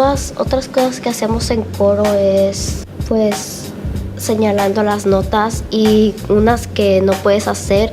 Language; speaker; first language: Spanish; early bilingual, other home language; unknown